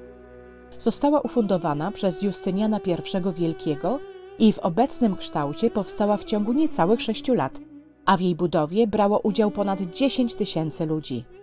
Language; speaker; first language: Polish; native; Polish